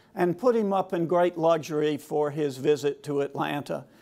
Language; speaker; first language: English; native; English